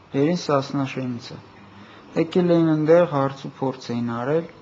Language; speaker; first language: Armenian; native; Armenian